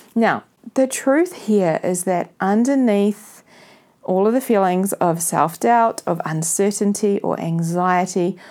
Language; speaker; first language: English; native; English